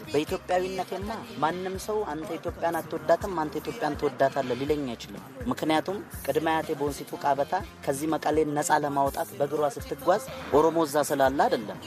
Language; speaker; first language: Amharic; non-native, local second language; Oromo